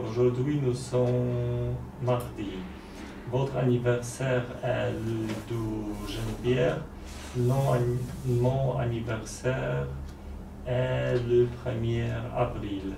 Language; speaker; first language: French; non-native, learner; Polish